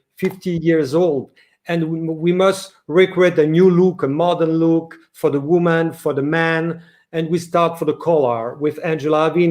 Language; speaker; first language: English; non-native, learner; French